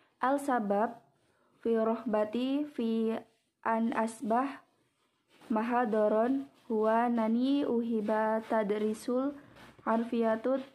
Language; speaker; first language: Arabic; non-native, learner; Indonesian